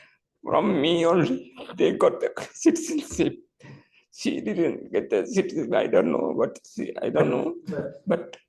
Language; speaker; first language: English; non-native, learner; Tamil